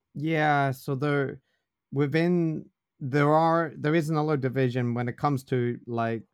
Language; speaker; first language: English; native; English